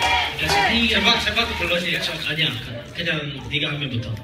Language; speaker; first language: Korean; non-native, learner; Cantonese